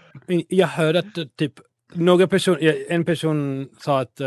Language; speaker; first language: Swedish; non-native, learner; English